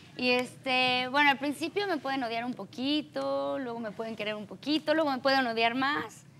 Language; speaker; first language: Spanish; native; Spanish